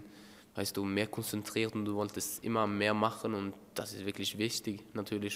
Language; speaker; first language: German; non-native, learner; Norwegian